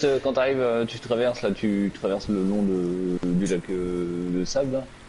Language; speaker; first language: French; native; French